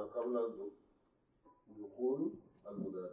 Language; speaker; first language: Arabic; non-native, learner; English